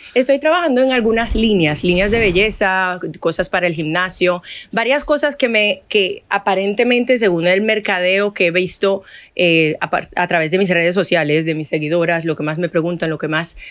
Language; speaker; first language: Spanish; non-native, fluent; Haitian Creole